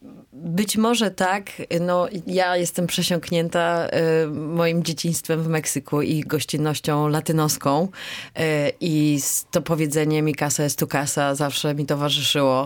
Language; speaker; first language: Polish; early bilingual, heritage; Polish